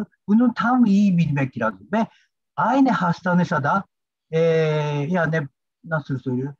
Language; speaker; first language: Turkish; non-native, learner; Japanese